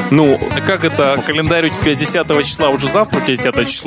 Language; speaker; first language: Russian; native; Russian